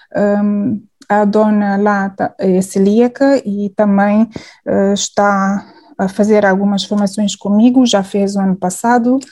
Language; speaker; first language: Portuguese; non-native, fluent; Hungarian